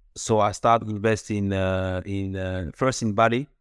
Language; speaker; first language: English; non-native, local second language; French